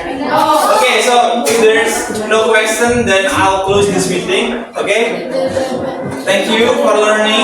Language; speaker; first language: English; non-native, fluent; Indonesian